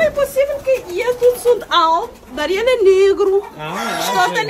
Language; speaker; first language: Romanian; non-native, learner; Malagasy